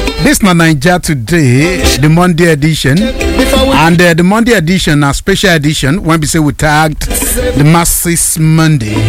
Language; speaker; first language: Nigerian Pidgin; non-native, local second language; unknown